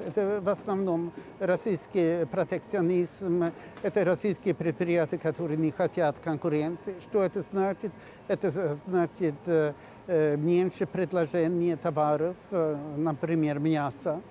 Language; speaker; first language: Russian; non-native, fluent; Swedish